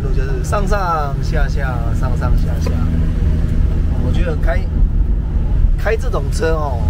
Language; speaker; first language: Chinese; native; Chinese